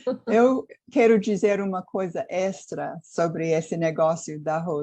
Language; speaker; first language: Portuguese; non-native, fluent; English